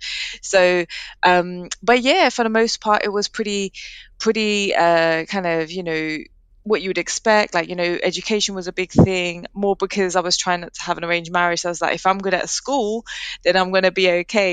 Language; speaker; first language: English; native; English